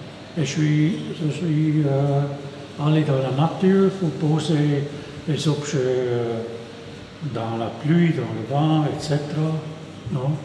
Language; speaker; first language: French; non-native, local second language; German